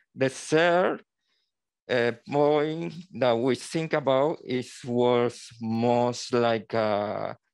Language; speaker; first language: English; non-native, learner; Spanish